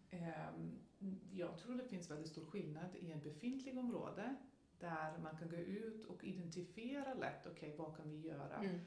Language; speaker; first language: Swedish; non-native, fluent; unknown